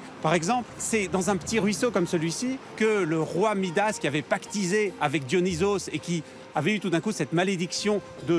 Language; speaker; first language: French; native; French